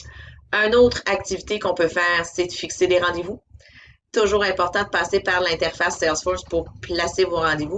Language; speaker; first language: French; native; French